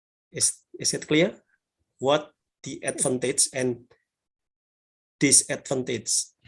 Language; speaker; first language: English; non-native, learner; Indonesian